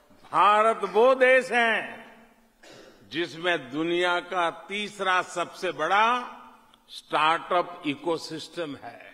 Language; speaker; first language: Hindi; non-native, local second language; Gujarati